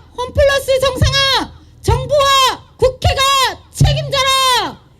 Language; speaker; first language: Korean; native; Korean